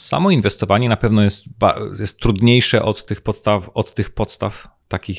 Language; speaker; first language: Polish; native; Polish